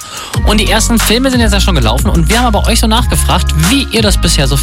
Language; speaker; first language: German; native; German